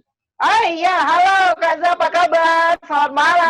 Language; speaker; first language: Indonesian; native; Indonesian